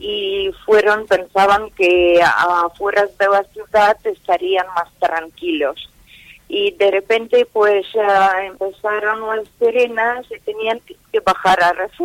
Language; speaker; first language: Spanish; non-native, fluent; Ukrainian